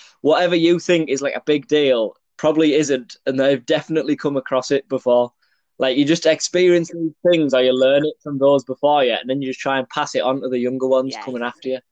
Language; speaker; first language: English; native; English